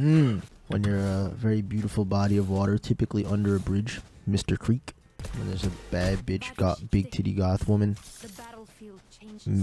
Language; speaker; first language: English; native; English